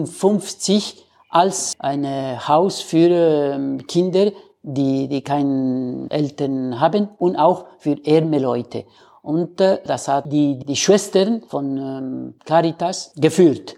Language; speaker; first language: German; non-native, fluent; Spanish